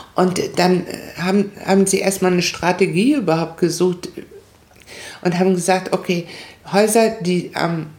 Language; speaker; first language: German; non-native, fluent; Spanish